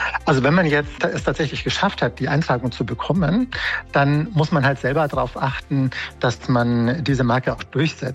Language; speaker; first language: German; native; German